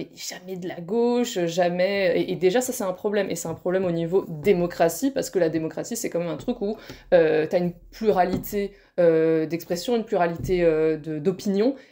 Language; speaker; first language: French; native; French